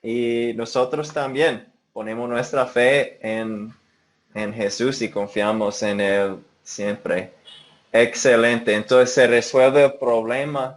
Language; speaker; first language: Spanish; non-native, fluent; English